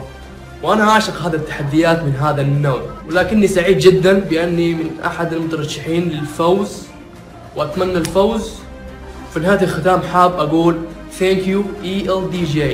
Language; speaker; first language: Arabic; native; Arabic